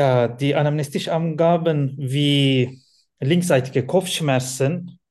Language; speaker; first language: German; non-native, learner; Turkish